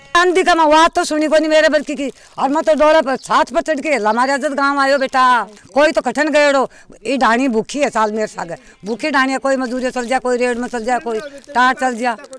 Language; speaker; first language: Hindi; native; Hindi